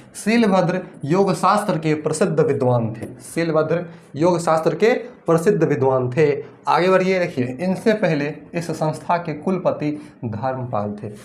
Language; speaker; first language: Hindi; native; Hindi